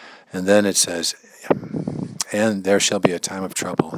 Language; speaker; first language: English; native; English